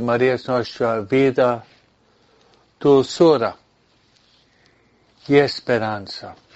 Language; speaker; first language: Spanish; non-native, learner; English